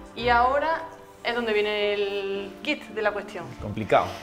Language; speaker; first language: Spanish; native; Spanish